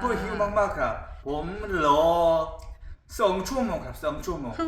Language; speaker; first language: Thai; non-native, learner; Korean